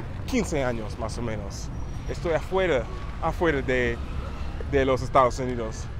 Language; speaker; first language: Spanish; non-native, learner; English